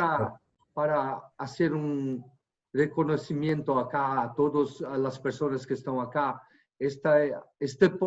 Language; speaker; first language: Spanish; non-native, fluent; Portuguese